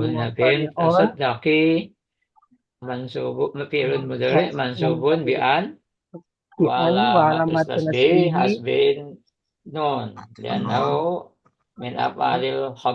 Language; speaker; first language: Arabic; non-native, learner; Indonesian